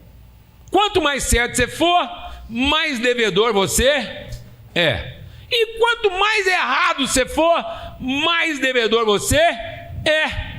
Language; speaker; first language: Portuguese; native; Portuguese